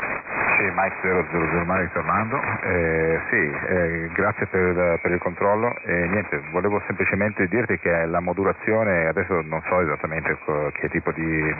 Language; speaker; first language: Italian; native; Italian